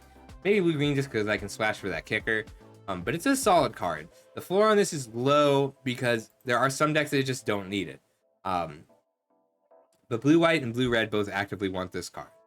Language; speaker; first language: English; native; English